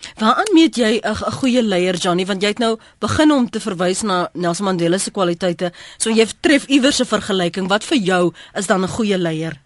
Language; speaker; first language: Afrikaans; native; Afrikaans